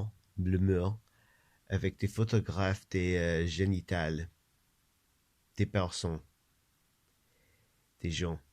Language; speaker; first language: French; non-native, learner; English